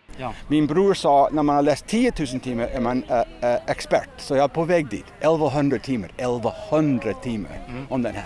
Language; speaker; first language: Swedish; non-native, fluent; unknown